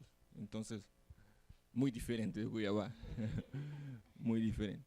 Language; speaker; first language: Spanish; non-native, learner; Portuguese